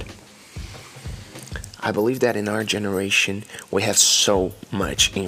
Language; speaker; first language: English; non-native, fluent; Portuguese